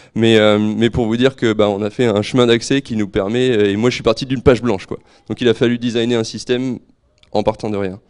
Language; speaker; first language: French; native; French